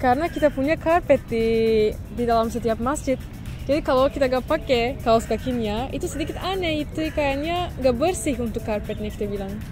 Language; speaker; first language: Indonesian; non-native, fluent; Turkish